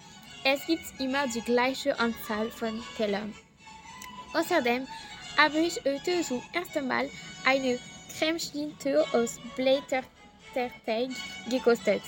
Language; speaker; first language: German; non-native, learner; French